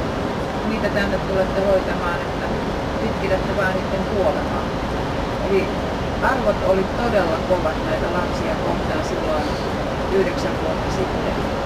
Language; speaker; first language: Finnish; native; Finnish